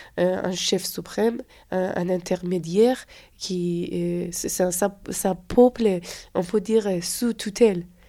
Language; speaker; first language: French; non-native, fluent; Persian